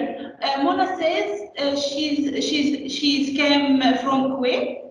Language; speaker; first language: English; non-native, learner; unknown